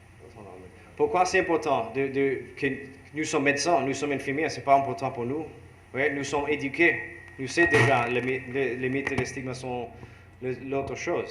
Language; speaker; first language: French; non-native, learner; English